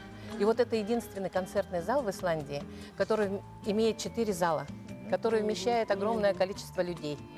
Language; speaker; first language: Russian; native; Russian